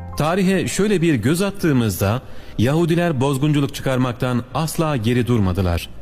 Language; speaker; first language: Turkish; native; Turkish